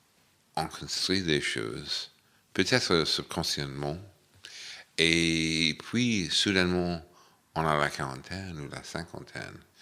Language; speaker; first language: French; non-native, fluent; English